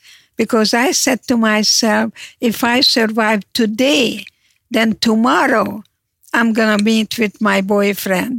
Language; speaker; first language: English; non-native, fluent; Hungarian